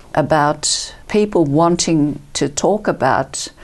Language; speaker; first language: English; early bilingual, other home language; Italian